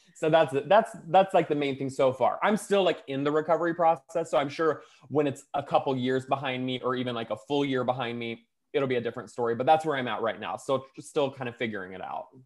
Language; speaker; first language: English; native; English